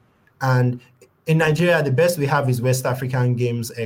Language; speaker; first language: English; non-native, local second language; Yoruba